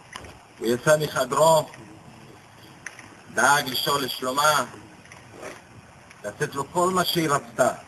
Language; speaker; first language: Hebrew; early bilingual, other home language; Romanian